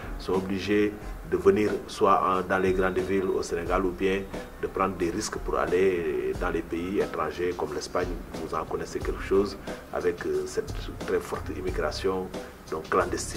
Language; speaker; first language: French; non-native, local second language; Wolof